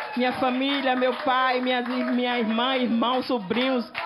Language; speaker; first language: Portuguese; native; Portuguese